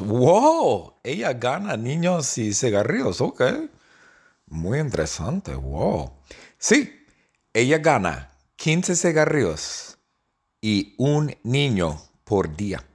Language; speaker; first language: Spanish; non-native, fluent; English